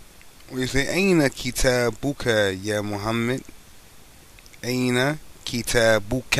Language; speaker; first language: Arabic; non-native, fluent; English